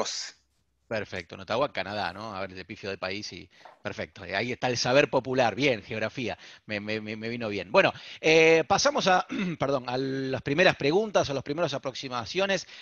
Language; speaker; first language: Spanish; native; Spanish